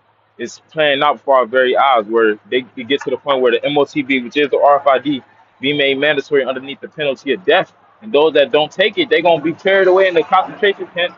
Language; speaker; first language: English; native; English